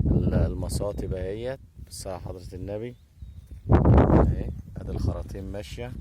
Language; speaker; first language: Arabic; native; Arabic